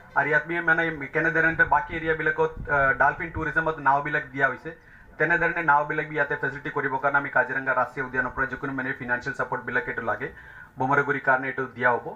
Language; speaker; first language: Assamese; non-native, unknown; Tamil